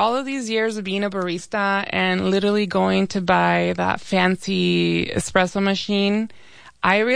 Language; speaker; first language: English; early bilingual, other home language; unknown